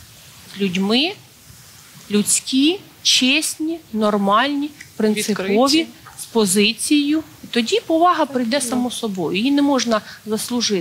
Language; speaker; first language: Ukrainian; native; Ukrainian